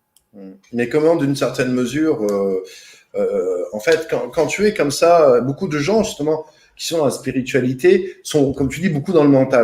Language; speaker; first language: French; native; French